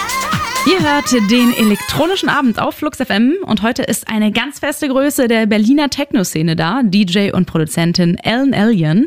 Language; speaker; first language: German; native; German